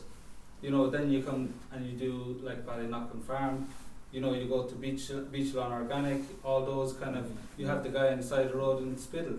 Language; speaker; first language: English; native; English